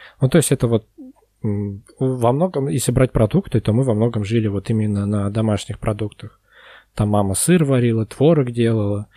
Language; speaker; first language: Russian; native; Russian